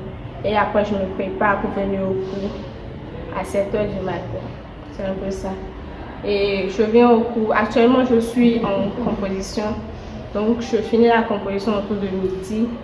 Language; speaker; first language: French; non-native, local second language; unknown